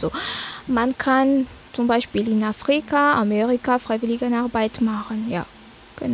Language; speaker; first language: German; non-native, fluent; Malagasy